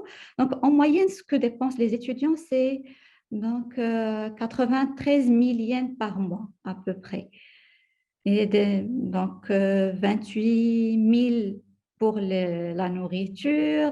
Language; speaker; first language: French; non-native, local second language; Arabic